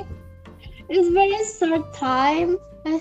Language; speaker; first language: English; non-native, learner; Indonesian